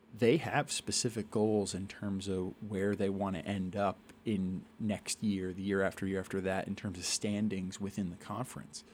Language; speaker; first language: English; native; English